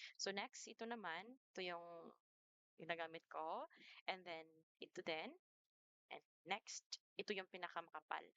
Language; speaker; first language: Filipino; non-native, local second language; Cebuano